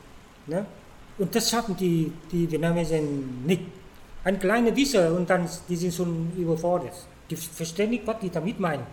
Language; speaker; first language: German; non-native, fluent; Vietnamese